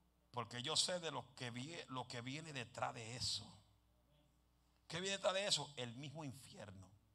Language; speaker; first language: Spanish; early bilingual, heritage; Spanish